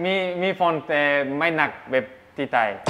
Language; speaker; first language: Thai; non-native, learner; Japanese